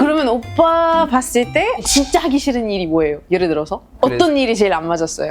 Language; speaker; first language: Korean; non-native, fluent; Arabic